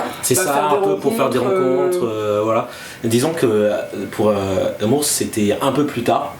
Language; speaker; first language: French; native; French